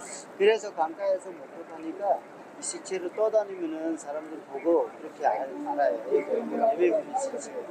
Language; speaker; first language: Korean; non-native, fluent; Hindi